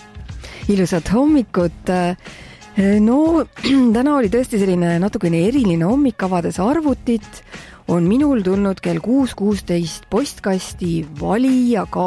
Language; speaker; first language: Estonian; native; Estonian